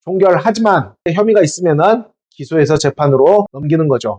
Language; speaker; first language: Korean; native; Korean